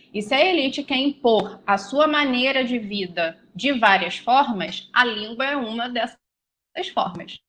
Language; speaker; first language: Portuguese; native; Portuguese